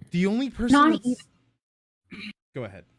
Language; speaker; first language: English; native; English